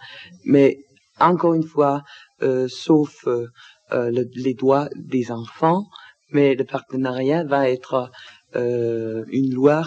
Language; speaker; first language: French; non-native, learner; Danish